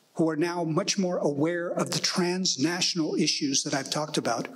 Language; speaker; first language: English; native; English